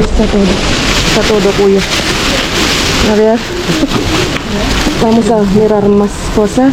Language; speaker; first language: Spanish; non-native, learner; Filipino